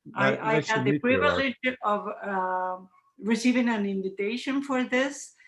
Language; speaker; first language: English; non-native, fluent; Spanish